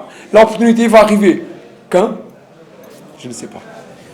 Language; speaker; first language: French; non-native, learner; Portuguese